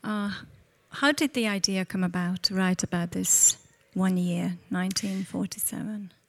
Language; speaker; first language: English; non-native, fluent; Hungarian